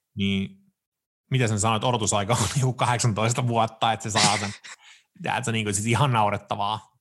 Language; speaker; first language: Finnish; early bilingual, heritage; Finnish